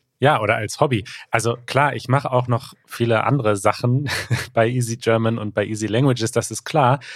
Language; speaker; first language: German; native; German